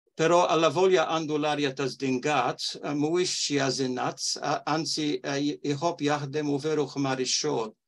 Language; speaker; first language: Maltese; early bilingual, heritage; Maltese